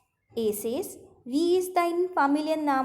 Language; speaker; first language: German; non-native, fluent; Marathi